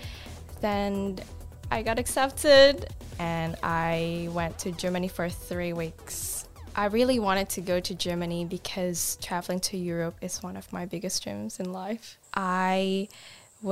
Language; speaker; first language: English; non-native, fluent; Indonesian